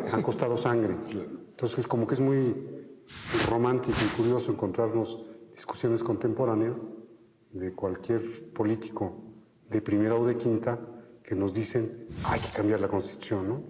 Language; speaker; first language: Spanish; native; Spanish